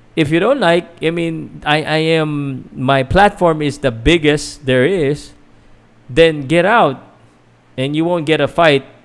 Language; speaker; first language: English; non-native, local second language; Filipino